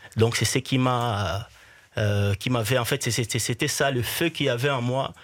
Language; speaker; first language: French; non-native, local second language; Swahili